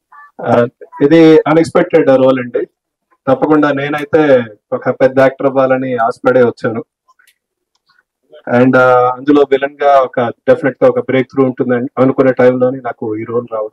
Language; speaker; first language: Telugu; native; Telugu